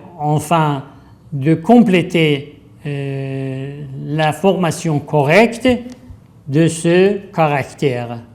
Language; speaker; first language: French; non-native, fluent; Persian